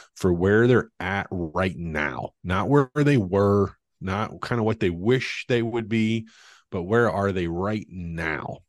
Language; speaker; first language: English; native; English